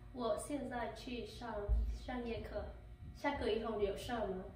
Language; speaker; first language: Chinese; non-native, learner; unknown